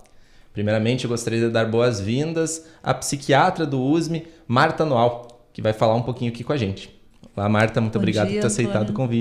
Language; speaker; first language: Portuguese; native; Portuguese